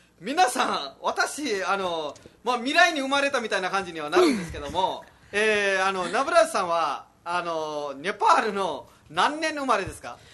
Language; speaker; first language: Japanese; non-native, fluent; Nepali